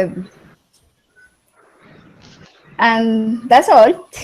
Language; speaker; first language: English; non-native, learner; Spanish